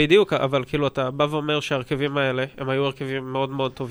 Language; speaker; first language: Hebrew; native; Hebrew